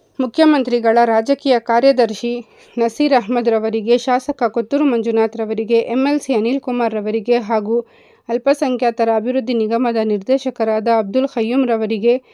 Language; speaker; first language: Kannada; native; Kannada